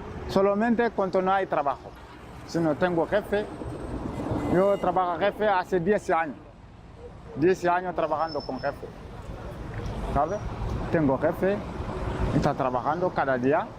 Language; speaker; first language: Spanish; non-native, learner; Bambara